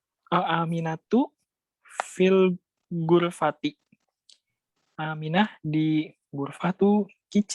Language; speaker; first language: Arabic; non-native, learner; Indonesian